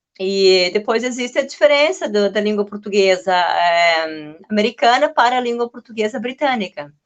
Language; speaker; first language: Portuguese; native; Portuguese